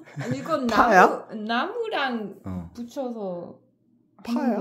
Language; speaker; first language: Korean; non-native, learner; English